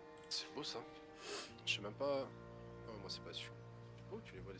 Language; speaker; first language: French; native; French